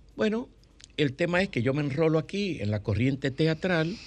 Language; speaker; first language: Spanish; native; Spanish